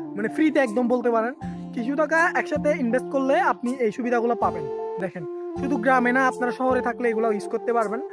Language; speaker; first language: Bangla; native; Bangla